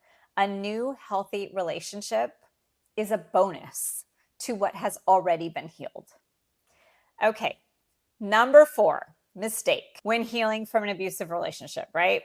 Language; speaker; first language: English; native; English